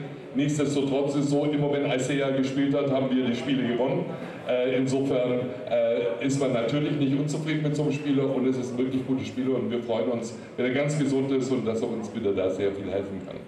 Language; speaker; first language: German; native; German